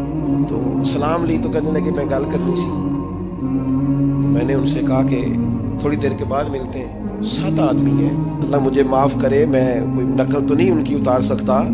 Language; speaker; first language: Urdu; non-native, local second language; Punjabi